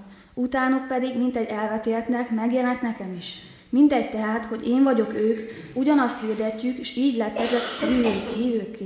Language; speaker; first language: Hungarian; native; Hungarian